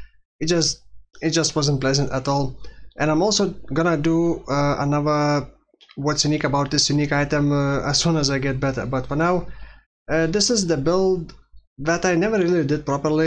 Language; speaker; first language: English; non-native, fluent; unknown